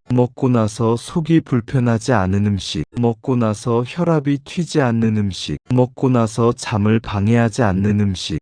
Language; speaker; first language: Korean; native; Korean